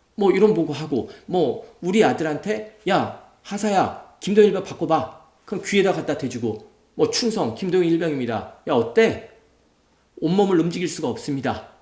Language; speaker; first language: Korean; native; Korean